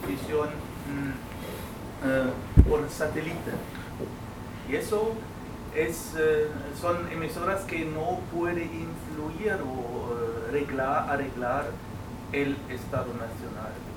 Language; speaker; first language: Spanish; non-native, fluent; German